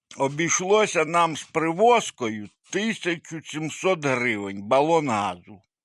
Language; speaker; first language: Ukrainian; native; Ukrainian